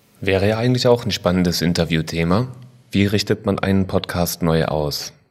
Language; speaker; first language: German; native; German